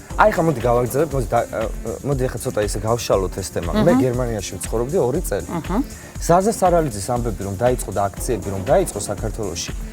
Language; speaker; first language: Georgian; native; Georgian